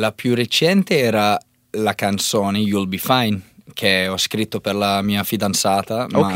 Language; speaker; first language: Italian; non-native, learner; English